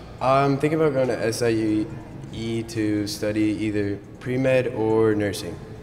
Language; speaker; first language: English; early bilingual, other home language; Portuguese